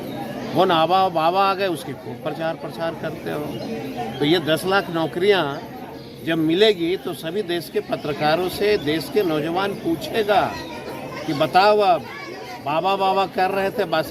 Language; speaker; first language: Hindi; native; Hindi